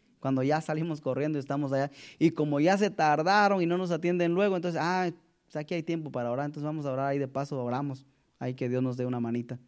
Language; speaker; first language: Spanish; native; Spanish